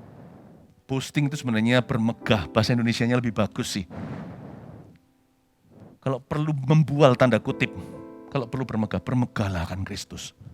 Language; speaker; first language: Indonesian; native; Indonesian